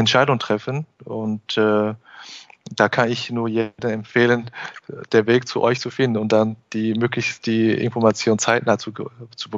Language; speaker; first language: German; non-native, fluent; Chinese